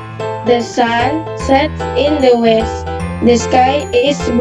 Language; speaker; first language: English; non-native, learner; Indonesian